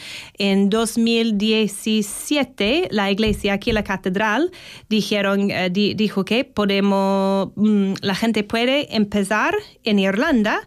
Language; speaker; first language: Spanish; non-native, fluent; English